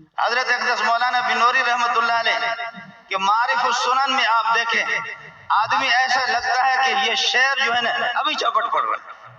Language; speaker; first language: Urdu; non-native, local second language; Baluchi